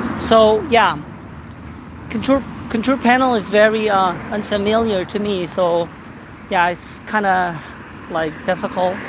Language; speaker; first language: English; non-native, fluent; Korean